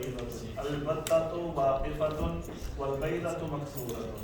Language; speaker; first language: Arabic; non-native, fluent; Urdu